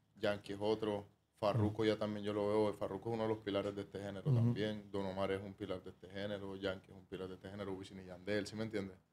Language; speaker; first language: Spanish; native; Spanish